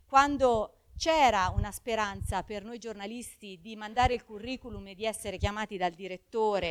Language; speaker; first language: Italian; native; Italian